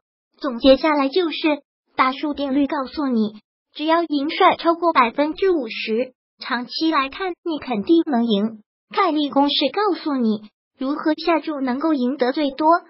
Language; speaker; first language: Chinese; native; Chinese